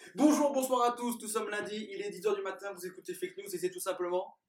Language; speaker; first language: French; native; French